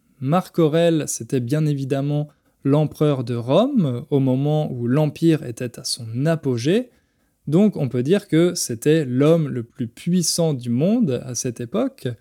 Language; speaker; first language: French; native; French